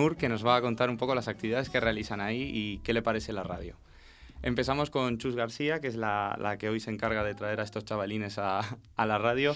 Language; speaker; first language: Spanish; native; Spanish